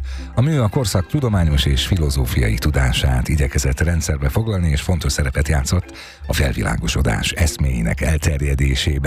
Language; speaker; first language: Hungarian; native; Hungarian